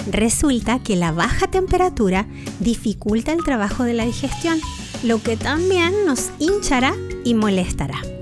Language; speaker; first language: Spanish; native; Spanish